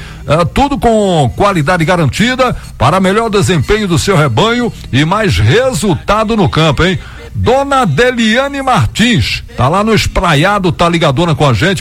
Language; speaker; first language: Portuguese; native; Portuguese